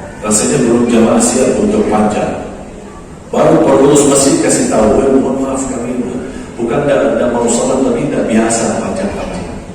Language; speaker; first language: Malay; non-native, fluent; Arabic